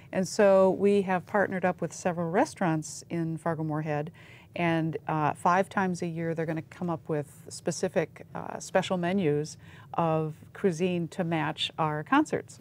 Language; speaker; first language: English; native; English